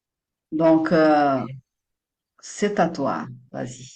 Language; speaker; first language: French; non-native, fluent; Portuguese